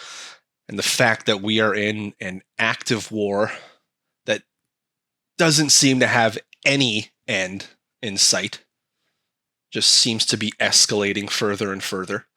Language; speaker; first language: English; native; English